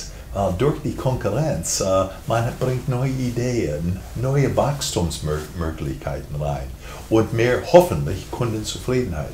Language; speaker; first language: German; non-native, fluent; English